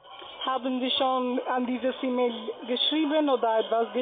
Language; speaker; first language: German; non-native, learner; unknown